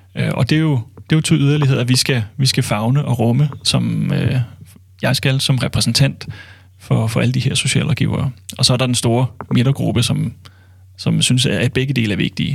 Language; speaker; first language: Danish; native; Danish